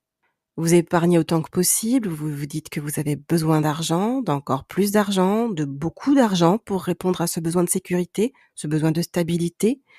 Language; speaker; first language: French; native; French